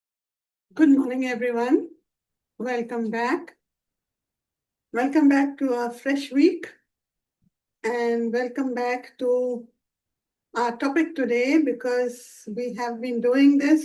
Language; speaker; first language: English; non-native, local second language; Hindi